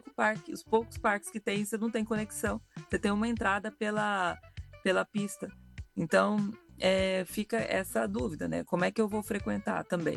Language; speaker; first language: Portuguese; native; Portuguese